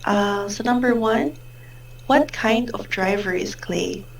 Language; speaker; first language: English; non-native, fluent; Filipino